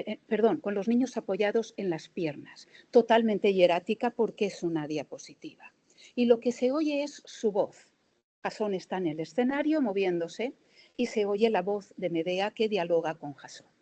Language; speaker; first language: Spanish; native; Spanish